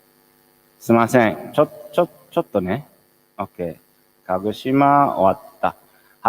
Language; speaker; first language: Japanese; non-native, fluent; English